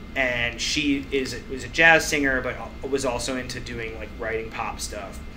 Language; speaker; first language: English; native; English